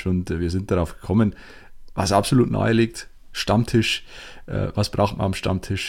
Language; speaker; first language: German; native; German